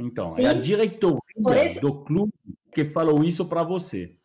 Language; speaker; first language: Portuguese; non-native, fluent; French